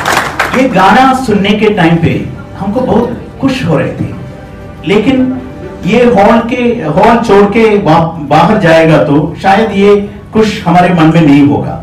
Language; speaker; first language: Hindi; non-native, fluent; Bangla